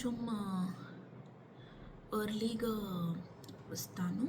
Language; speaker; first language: Telugu; non-native, learner; Marathi